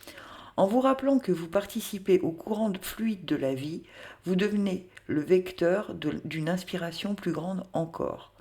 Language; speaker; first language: French; native; French